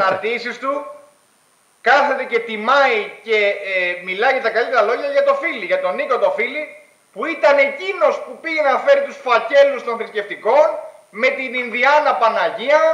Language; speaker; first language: Greek; native; Greek